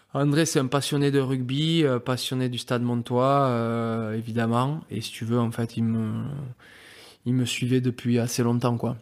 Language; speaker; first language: French; native; French